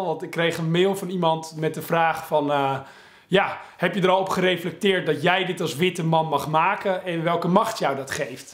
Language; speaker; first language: Dutch; native; Dutch